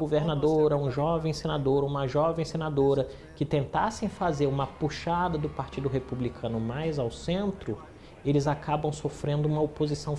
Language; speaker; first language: Portuguese; native; Portuguese